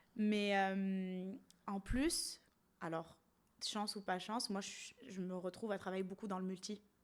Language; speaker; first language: French; non-native, local second language; Arabic